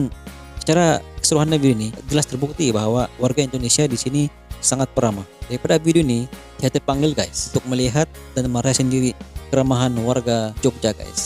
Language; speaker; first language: Malay; native; Malay